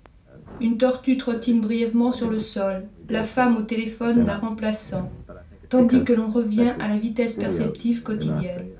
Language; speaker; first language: French; native; French